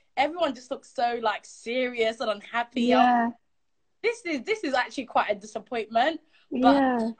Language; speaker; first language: English; early bilingual, other home language; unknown